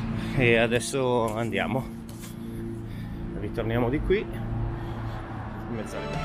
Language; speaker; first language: Italian; native; Italian